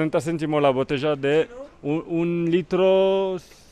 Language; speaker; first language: Spanish; non-native, learner; French